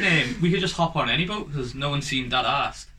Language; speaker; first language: English; native; English